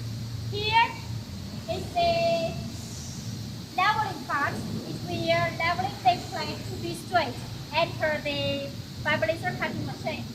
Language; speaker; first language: English; non-native, learner; Chinese